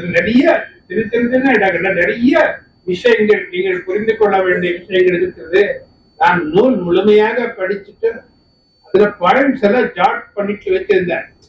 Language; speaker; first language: Tamil; non-native, local second language; Kannada